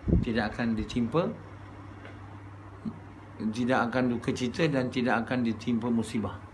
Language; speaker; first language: Malay; native; Malay